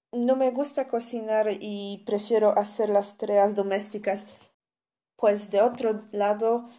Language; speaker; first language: Spanish; non-native, fluent; Polish